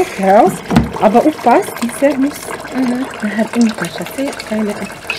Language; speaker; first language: German; non-native, learner; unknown